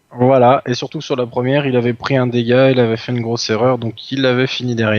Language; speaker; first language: French; native; French